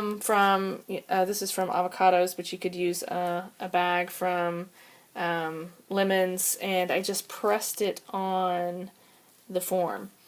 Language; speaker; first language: English; native; English